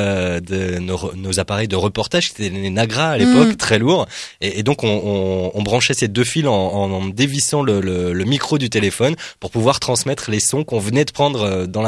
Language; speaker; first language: French; native; French